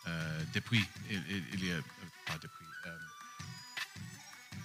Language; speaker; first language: French; non-native, learner; English